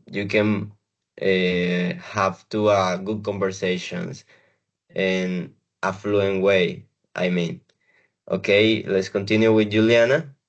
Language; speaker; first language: English; non-native, learner; Spanish